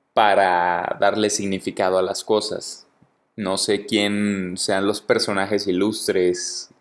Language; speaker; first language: Spanish; native; Spanish